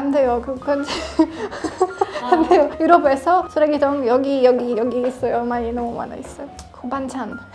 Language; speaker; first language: Korean; non-native, learner; Polish